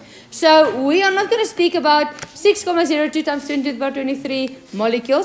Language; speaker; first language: English; non-native, local second language; Afrikaans